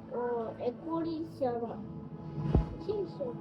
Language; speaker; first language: Japanese; native; Japanese